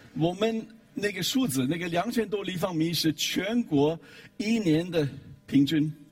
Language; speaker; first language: Chinese; non-native, fluent; German